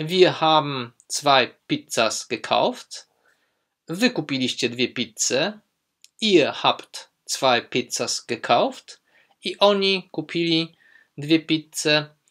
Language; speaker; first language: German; non-native, fluent; Polish